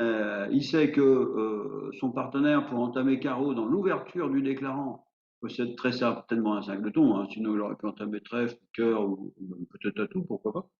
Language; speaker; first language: French; native; French